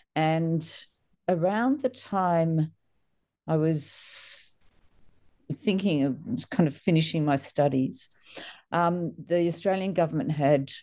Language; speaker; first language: English; native; English